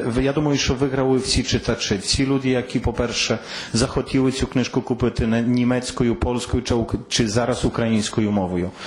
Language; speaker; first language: Ukrainian; non-native, fluent; Polish